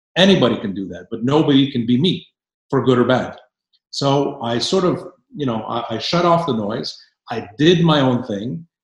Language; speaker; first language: English; native; English